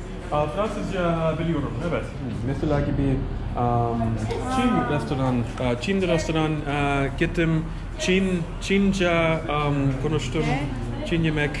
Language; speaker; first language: Turkish; non-native, learner; English